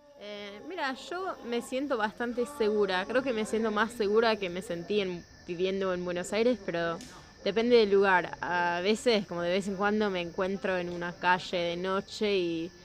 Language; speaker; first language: Spanish; non-native, fluent; English